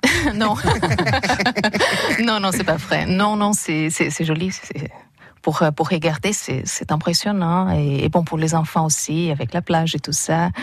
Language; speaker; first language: French; non-native, learner; Portuguese